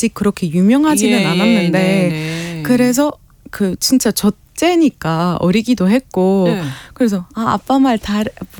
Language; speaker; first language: Korean; non-native, fluent; Arabic